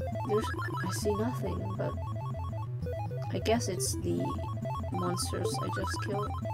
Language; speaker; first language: English; non-native, fluent; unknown